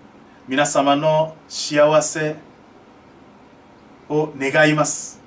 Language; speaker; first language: Japanese; non-native, fluent; French